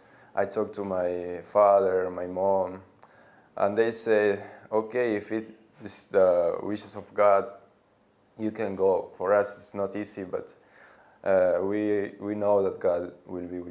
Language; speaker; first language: English; non-native, learner; Spanish